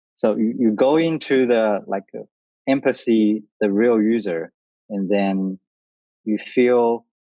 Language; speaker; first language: English; non-native, learner; Chinese